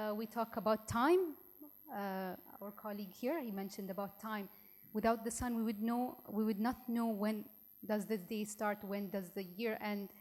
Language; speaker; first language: English; non-native, local second language; Arabic